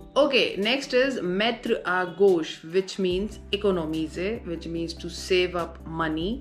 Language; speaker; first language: English; non-native, local second language; Hindi